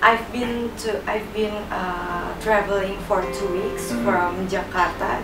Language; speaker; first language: English; non-native, learner; Indonesian